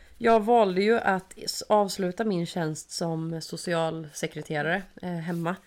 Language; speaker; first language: Swedish; native; Swedish